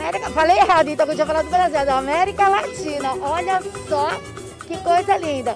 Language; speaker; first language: Portuguese; native; Portuguese